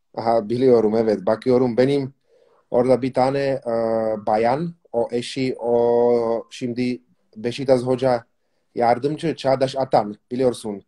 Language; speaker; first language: Turkish; non-native, learner; Slovak